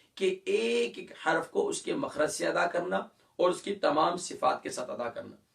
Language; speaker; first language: Urdu; native; Urdu